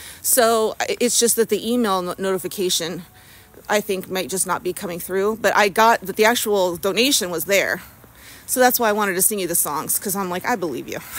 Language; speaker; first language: English; native; English